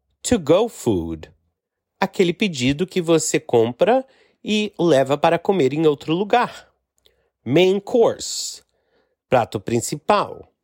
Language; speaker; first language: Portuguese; non-native, fluent; English